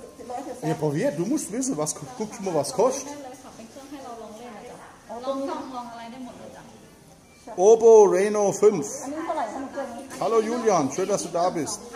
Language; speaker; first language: German; native; German